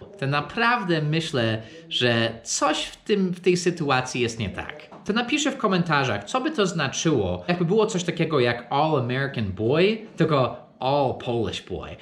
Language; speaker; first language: Polish; non-native, fluent; English